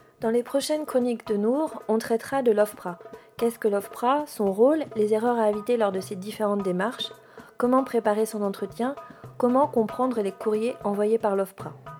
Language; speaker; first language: French; native; French